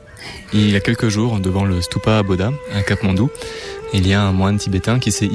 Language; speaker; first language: French; native; French